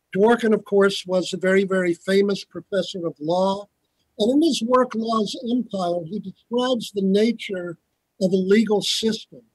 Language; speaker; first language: English; native; English